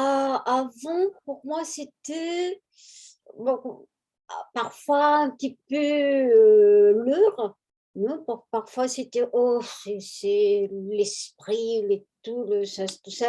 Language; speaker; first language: French; non-native, fluent; Spanish